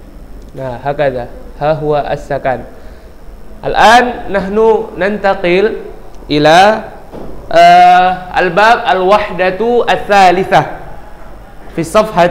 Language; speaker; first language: Arabic; non-native, fluent; Indonesian